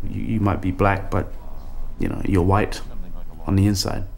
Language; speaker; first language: English; native; English